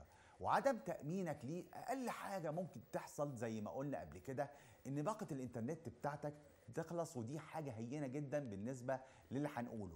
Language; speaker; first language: Arabic; native; Arabic